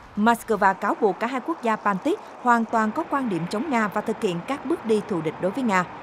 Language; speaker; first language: Vietnamese; native; Vietnamese